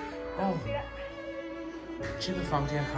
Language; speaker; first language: Chinese; non-native, learner; English